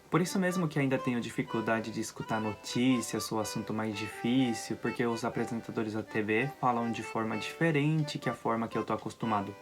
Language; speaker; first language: Portuguese; non-native, fluent; Japanese